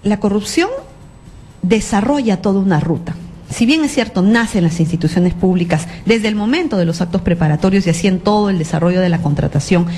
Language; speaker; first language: Spanish; native; Spanish